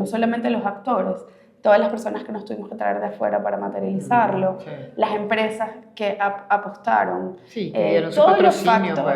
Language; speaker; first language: Spanish; native; Spanish